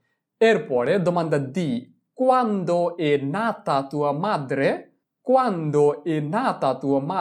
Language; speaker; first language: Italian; non-native, fluent; Bangla